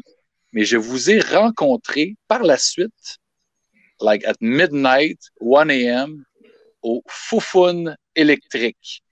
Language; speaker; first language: French; native; French